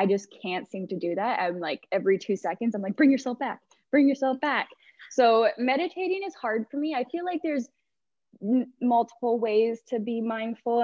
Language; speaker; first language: English; native; English